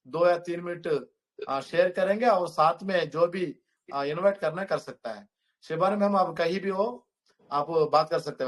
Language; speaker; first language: Hindi; non-native, local second language; Telugu